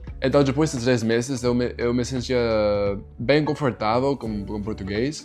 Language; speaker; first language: Portuguese; non-native, learner; English